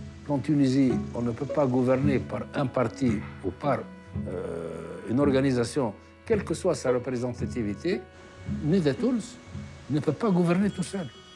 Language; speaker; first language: French; non-native, local second language; Arabic